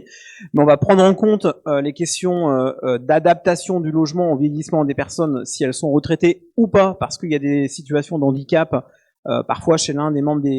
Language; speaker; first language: French; native; French